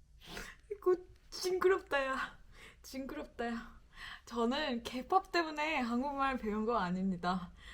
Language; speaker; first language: Korean; non-native, fluent; English